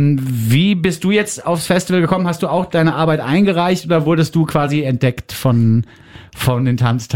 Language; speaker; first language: German; native; German